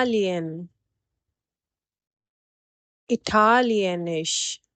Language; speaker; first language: German; non-native, fluent; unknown